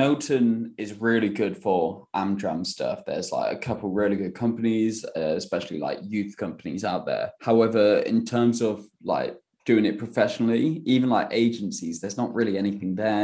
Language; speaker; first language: English; native; English